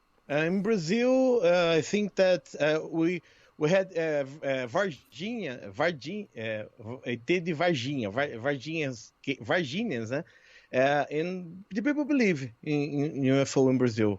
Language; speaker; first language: English; non-native, learner; Portuguese